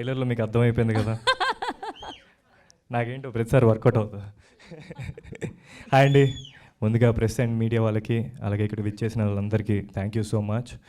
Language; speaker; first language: Telugu; native; Telugu